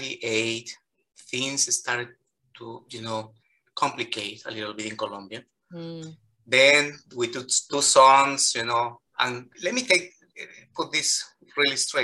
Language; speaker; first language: English; non-native, fluent; Spanish